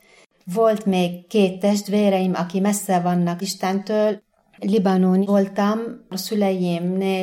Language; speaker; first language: Hungarian; non-native, learner; Arabic